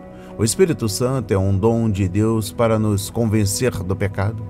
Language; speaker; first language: Portuguese; native; Portuguese